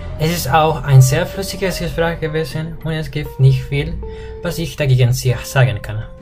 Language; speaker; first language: German; non-native, learner; Spanish